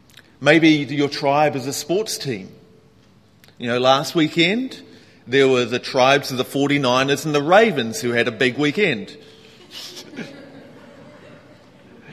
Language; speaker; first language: English; native; English